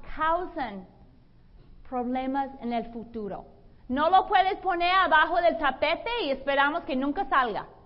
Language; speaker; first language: Spanish; non-native, fluent; English